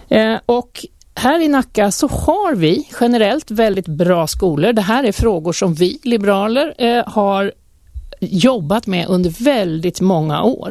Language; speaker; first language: Swedish; native; Swedish